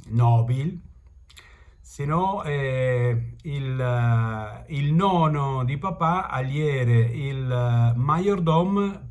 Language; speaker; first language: Italian; early bilingual, heritage; Spanish